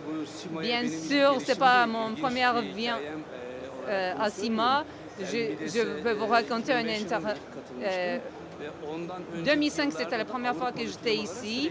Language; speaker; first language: French; non-native, learner; Turkish